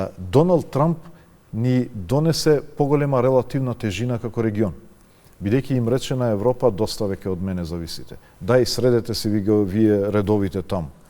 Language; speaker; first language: Macedonian; non-native, local second language; Albanian